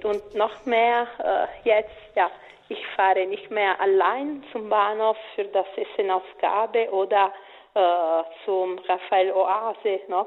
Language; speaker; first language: German; non-native, fluent; Italian